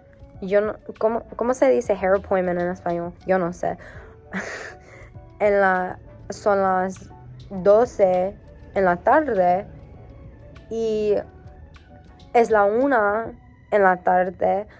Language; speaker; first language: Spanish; early bilingual, heritage; English